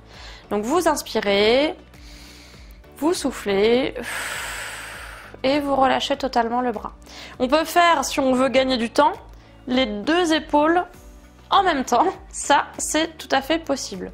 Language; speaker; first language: French; native; French